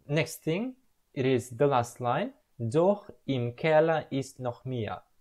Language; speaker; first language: German; non-native, learner; Russian